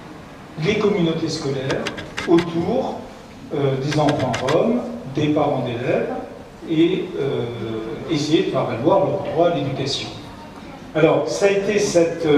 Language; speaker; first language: French; native; French